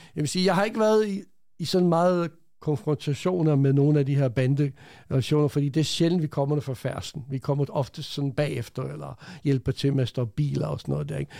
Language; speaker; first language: Danish; early bilingual, other home language; Croatian